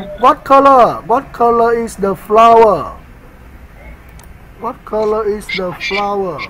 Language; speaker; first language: English; non-native, learner; Vietnamese